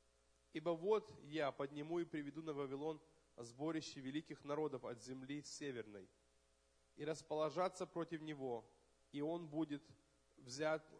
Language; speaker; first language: Russian; native; Russian